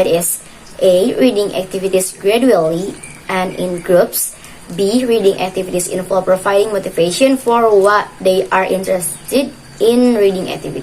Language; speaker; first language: English; non-native, learner; Indonesian